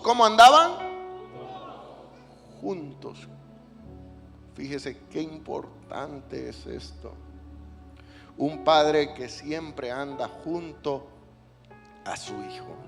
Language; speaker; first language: Spanish; native; Spanish